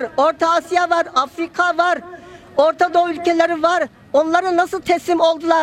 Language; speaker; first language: Turkish; non-native, fluent; Uyghur